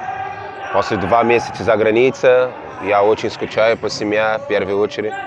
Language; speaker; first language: Russian; non-native, learner; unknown